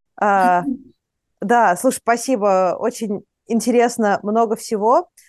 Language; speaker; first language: Russian; native; Russian